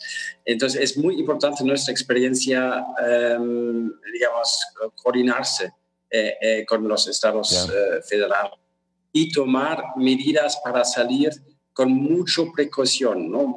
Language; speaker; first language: Spanish; non-native, fluent; German